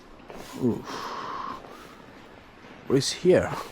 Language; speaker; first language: English; non-native, learner; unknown